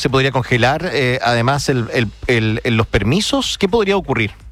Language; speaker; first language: Spanish; native; Spanish